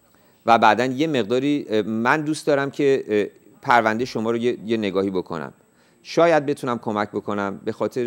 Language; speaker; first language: Persian; native; Persian